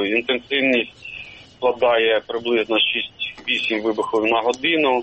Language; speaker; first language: Ukrainian; native; Ukrainian